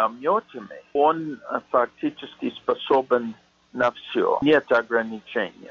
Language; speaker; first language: Russian; non-native, fluent; English